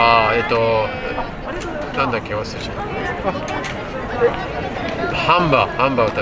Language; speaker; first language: Japanese; non-native, learner; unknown